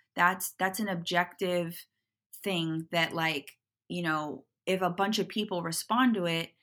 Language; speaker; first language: English; native; English